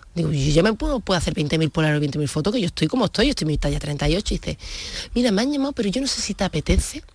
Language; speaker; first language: Spanish; native; Spanish